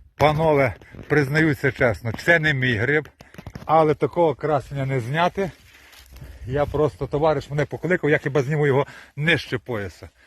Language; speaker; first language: Ukrainian; native; Ukrainian